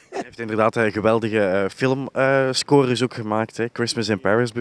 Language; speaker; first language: Dutch; native; Dutch